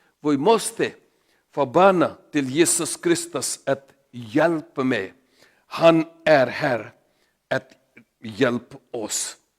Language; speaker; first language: Swedish; non-native, learner; Urdu